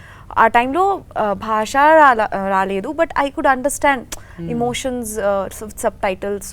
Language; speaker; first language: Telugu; non-native, learner; Bangla